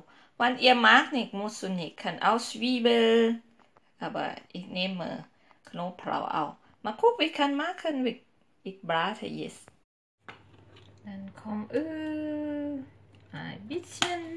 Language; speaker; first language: German; non-native, learner; Thai